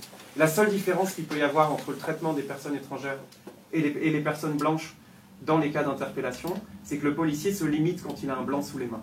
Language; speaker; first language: French; native; French